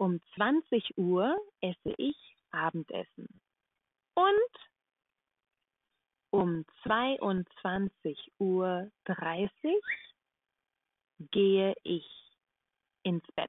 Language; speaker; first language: German; non-native, fluent; English